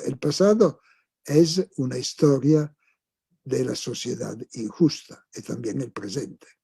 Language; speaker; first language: Spanish; non-native, fluent; Italian